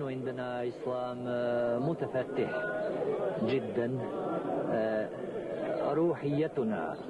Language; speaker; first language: Arabic; non-native, fluent; Bosnian